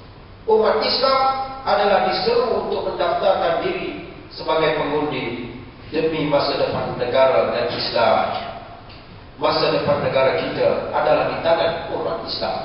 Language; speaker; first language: Malay; native; Malay